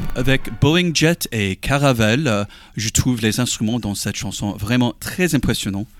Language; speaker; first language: French; non-native, fluent; English